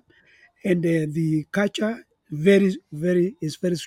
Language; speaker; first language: English; non-native, local second language; Kamba